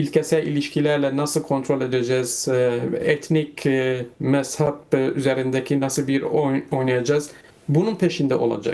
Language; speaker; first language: Turkish; non-native, fluent; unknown